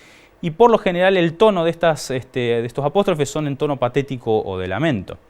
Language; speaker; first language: Spanish; native; Spanish